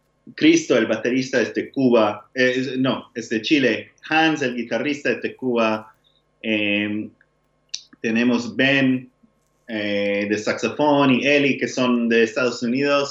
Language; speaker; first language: Spanish; non-native, learner; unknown